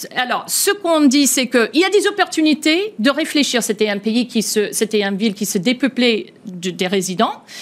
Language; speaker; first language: French; non-native, fluent; English